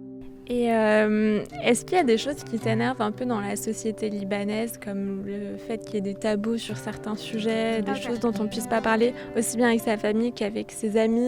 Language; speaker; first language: French; native; French